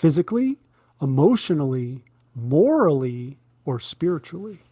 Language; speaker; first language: English; native; English